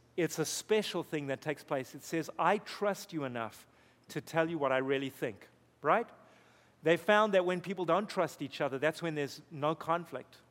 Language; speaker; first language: English; native; English